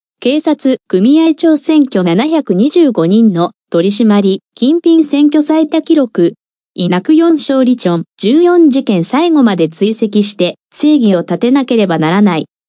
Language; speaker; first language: Japanese; non-native, fluent; Korean